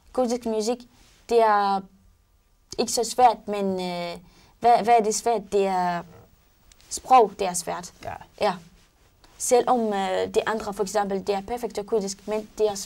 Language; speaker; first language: Danish; non-native, learner; Arabic